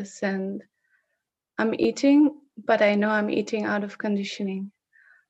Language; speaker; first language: English; non-native, fluent; Dutch